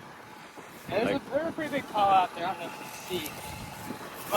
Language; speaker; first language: English; native; English